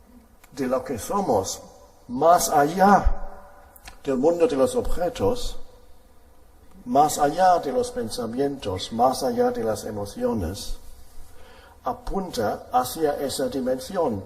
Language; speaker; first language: Spanish; non-native, fluent; German